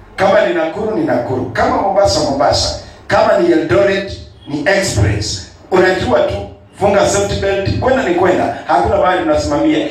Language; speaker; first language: Swahili; non-native, local second language; Kikuyu